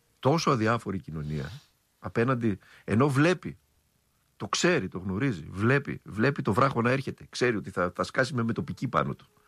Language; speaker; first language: Greek; native; Greek